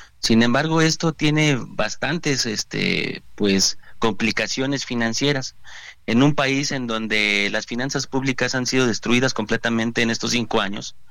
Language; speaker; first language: Spanish; native; Spanish